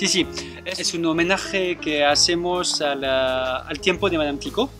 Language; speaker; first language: Spanish; non-native, fluent; French